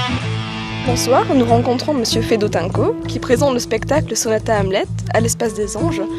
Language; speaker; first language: French; native; French